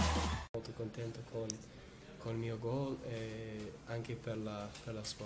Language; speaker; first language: Italian; non-native, learner; English